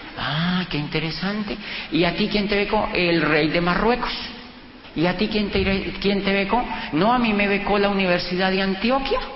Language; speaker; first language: Spanish; native; Spanish